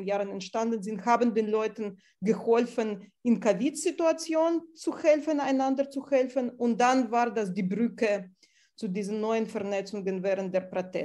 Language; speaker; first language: German; non-native, fluent; Russian